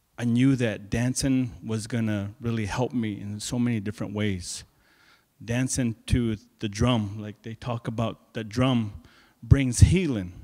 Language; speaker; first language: English; native; English